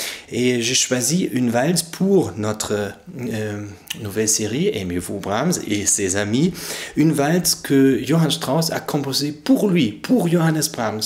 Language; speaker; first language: French; non-native, fluent; German